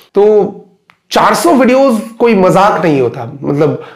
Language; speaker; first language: Hindi; non-native, local second language; Bangla